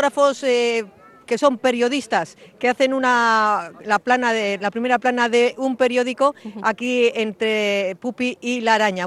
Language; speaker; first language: Spanish; native; Spanish